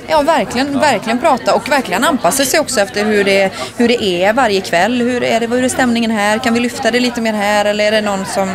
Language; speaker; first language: Swedish; native; Swedish